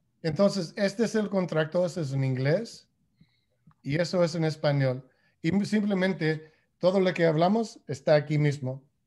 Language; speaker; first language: Spanish; non-native, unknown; English